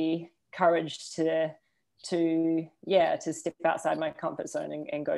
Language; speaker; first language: English; native; English